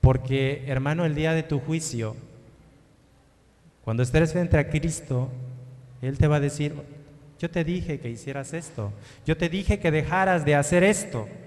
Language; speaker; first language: Spanish; native; Spanish